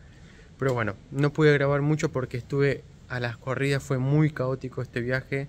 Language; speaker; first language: Spanish; native; Spanish